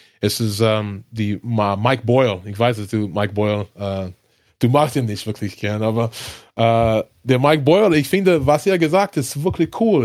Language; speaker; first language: German; non-native, learner; English